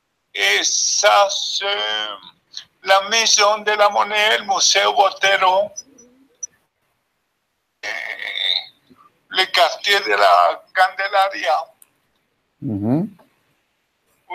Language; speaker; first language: French; non-native, fluent; Spanish